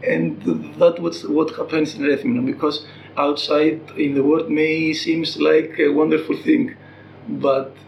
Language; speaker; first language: English; non-native, fluent; Greek